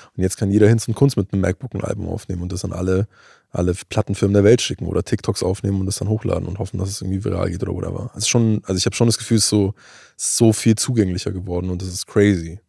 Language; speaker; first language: German; native; German